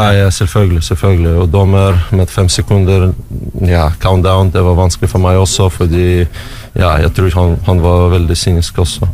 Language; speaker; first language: Norwegian; non-native, fluent; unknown